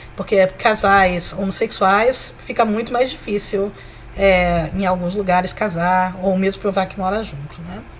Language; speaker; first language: Portuguese; early bilingual, other home language; Spanish